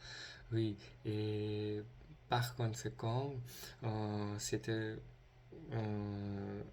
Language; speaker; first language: French; non-native, learner; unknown